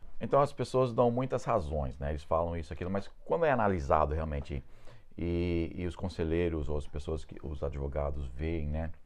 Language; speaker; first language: Portuguese; non-native, fluent; English